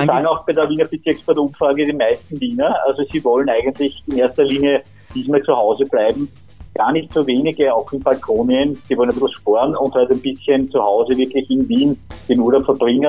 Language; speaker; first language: German; native; German